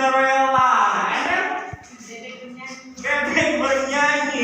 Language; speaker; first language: English; non-native, learner; Indonesian